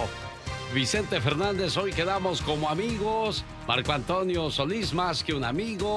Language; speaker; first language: Spanish; native; Spanish